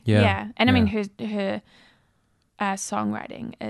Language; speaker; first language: English; native; English